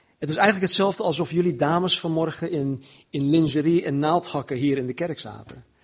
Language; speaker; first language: Dutch; non-native, fluent; English